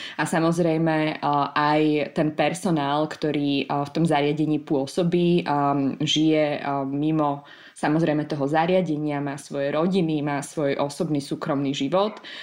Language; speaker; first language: Slovak; native; Slovak